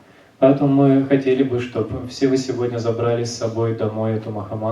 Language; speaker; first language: Russian; native; Russian